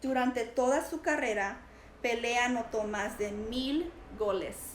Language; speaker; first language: Spanish; early bilingual, heritage; Spanish